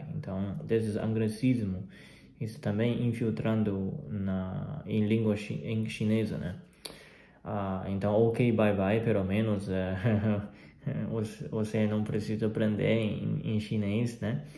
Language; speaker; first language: Portuguese; non-native, fluent; Chinese